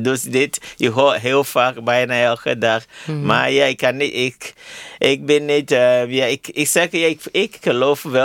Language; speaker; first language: Dutch; non-native, learner; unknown